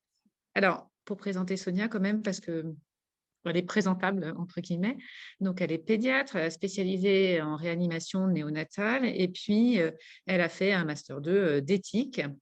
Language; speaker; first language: French; native; French